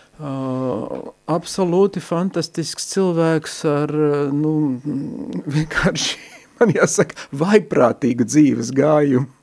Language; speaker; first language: Latvian; native; Latvian